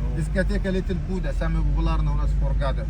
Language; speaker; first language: Russian; non-native, learner; Arabic